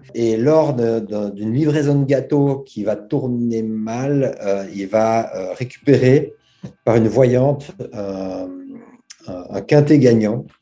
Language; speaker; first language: French; native; French